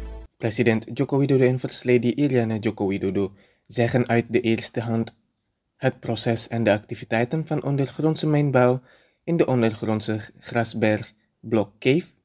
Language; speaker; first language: Dutch; non-native, fluent; Indonesian